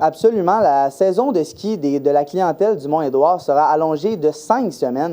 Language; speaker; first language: French; native; French